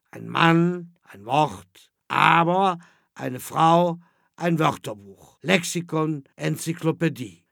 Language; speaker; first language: German; native; German